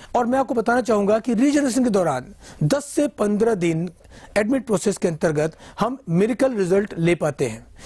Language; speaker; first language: Hindi; native; Hindi